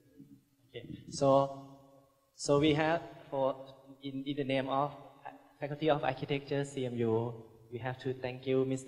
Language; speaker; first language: English; non-native, learner; Thai